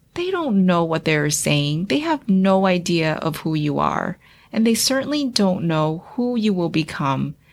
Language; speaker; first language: English; early bilingual, other home language; Chinese